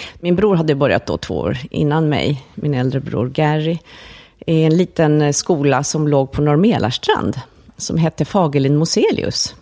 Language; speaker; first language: Swedish; early bilingual, other home language; Finnish